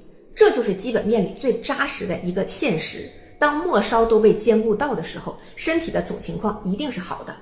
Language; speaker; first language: Chinese; native; Chinese